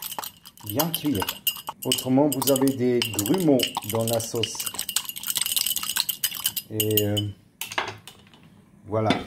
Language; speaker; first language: French; non-native, learner; German